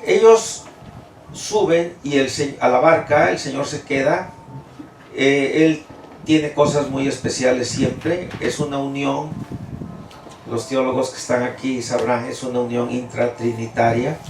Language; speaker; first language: Spanish; native; Spanish